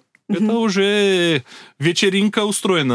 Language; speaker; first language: Russian; non-native, learner; Portuguese